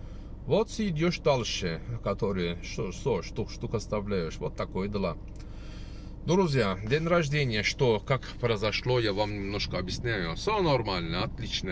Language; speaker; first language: Russian; non-native, learner; Turkish